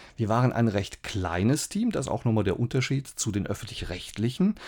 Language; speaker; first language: German; native; German